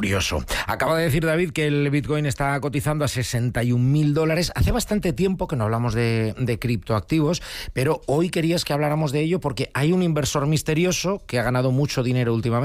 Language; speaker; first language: Spanish; native; Spanish